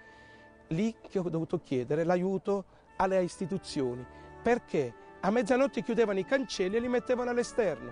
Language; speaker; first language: Italian; native; Italian